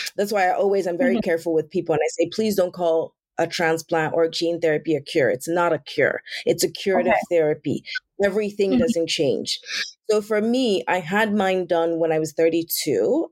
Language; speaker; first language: English; non-native, local second language; Yoruba